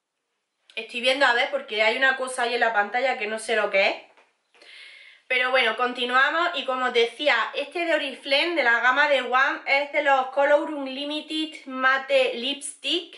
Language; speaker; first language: Spanish; native; Spanish